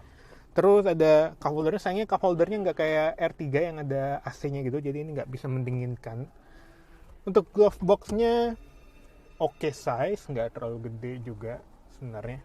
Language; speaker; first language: Indonesian; native; Indonesian